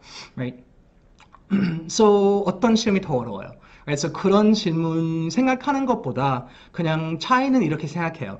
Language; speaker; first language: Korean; early bilingual, heritage; English